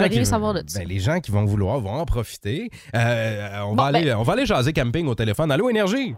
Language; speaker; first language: French; native; French